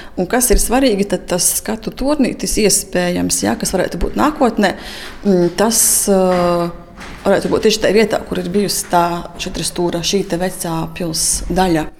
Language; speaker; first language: Latvian; native; Latvian